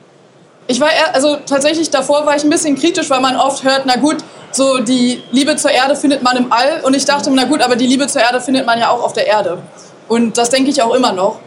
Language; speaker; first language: German; native; German